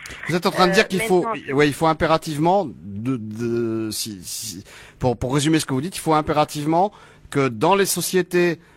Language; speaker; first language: French; native; French